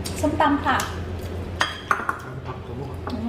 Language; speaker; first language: Korean; non-native, learner; Thai